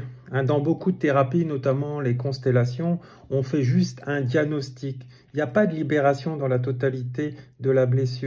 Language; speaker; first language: French; native; French